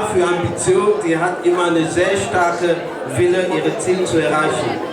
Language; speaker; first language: German; non-native, learner; French